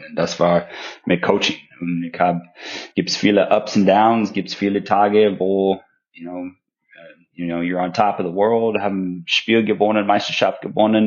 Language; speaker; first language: German; non-native, fluent; English